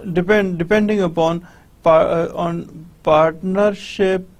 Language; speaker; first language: English; non-native, local second language; Urdu